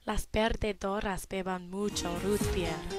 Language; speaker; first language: Spanish; non-native, learner; English